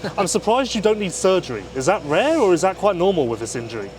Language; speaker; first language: English; native; English